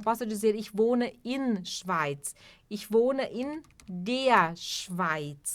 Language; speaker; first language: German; non-native, fluent; Portuguese